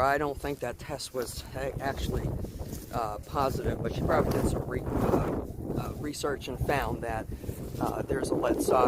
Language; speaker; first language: English; native; English